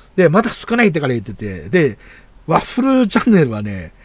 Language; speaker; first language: Japanese; native; Japanese